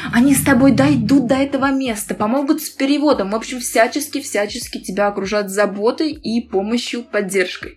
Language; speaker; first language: Russian; native; Russian